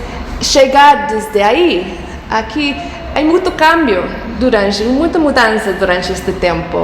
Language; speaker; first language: Portuguese; non-native, fluent; English